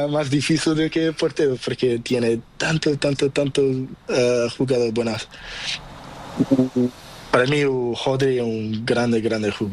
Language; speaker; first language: Spanish; non-native, learner; Portuguese